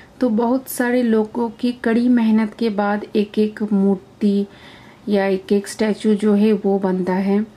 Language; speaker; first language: Hindi; non-native, local second language; Bangla